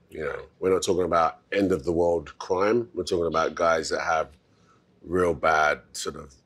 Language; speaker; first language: English; native; English